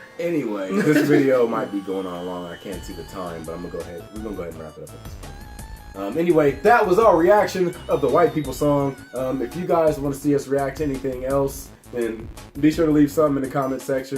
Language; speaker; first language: English; native; English